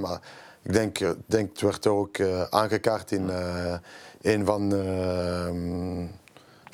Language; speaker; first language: Dutch; non-native, local second language; French